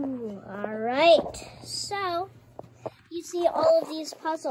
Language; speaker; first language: English; native; English